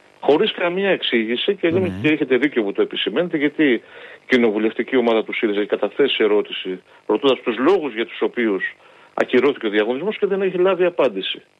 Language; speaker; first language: Greek; native; Greek